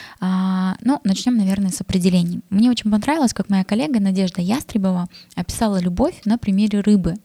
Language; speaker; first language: Russian; native; Russian